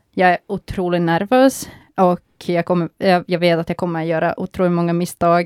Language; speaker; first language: Swedish; non-native, local second language; Finnish